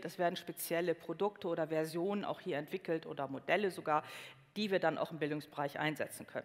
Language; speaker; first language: German; native; German